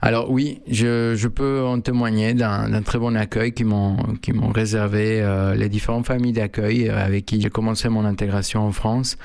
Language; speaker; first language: French; non-native, fluent; Spanish